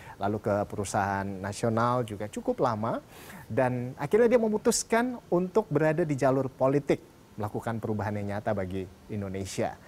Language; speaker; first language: Indonesian; native; Indonesian